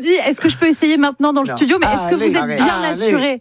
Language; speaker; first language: French; native; French